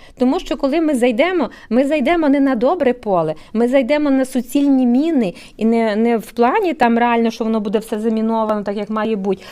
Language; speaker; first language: Ukrainian; native; Ukrainian